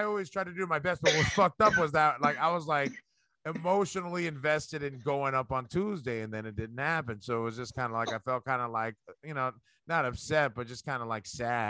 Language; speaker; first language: English; early bilingual, other home language; Spanish